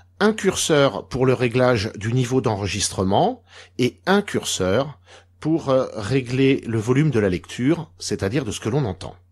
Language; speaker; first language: French; native; French